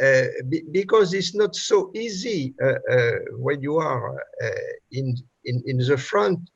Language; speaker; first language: English; non-native, fluent; French